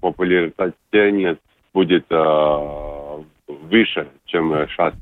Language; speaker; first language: Russian; non-native, local second language; Latvian